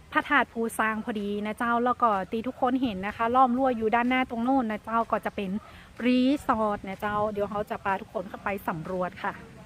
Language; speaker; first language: Thai; native; Thai